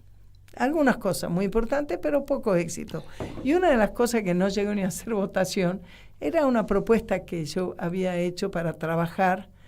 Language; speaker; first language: Spanish; native; Spanish